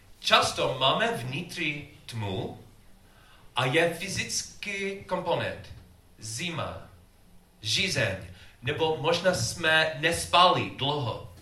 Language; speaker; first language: Czech; non-native, learner; English